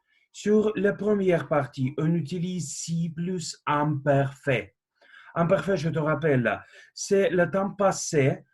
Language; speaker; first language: French; non-native, fluent; Russian